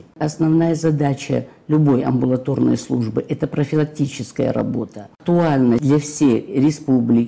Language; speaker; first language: Russian; native; Russian